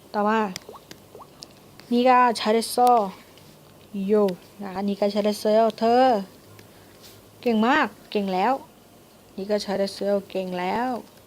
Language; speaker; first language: Thai; native; Thai